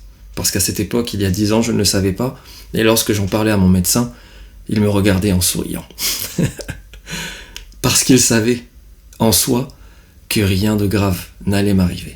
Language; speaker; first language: French; native; French